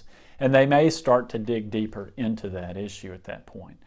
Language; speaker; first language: English; native; English